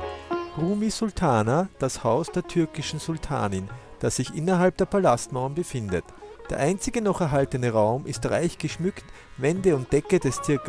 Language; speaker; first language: German; native; German